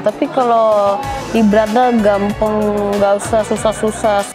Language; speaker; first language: Indonesian; early bilingual, heritage; Indonesian